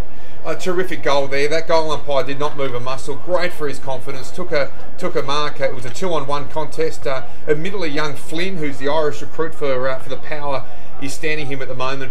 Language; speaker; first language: English; native; English